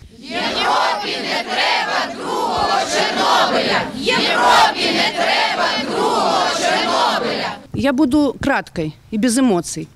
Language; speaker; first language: Ukrainian; non-native, local second language; Russian